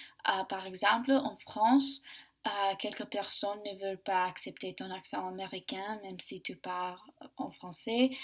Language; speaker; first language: French; non-native, learner; English